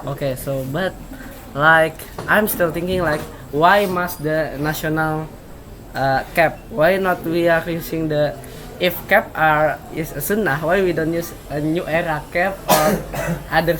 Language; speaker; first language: English; non-native, learner; Indonesian